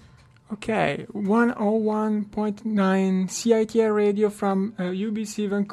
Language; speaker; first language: English; non-native, learner; Italian